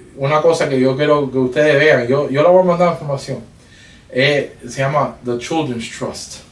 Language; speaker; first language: Spanish; early bilingual, heritage; Spanish